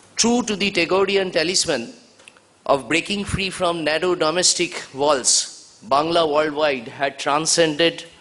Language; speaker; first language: English; non-native, local second language; Bangla